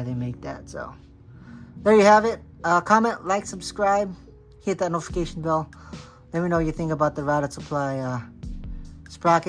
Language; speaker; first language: English; native; English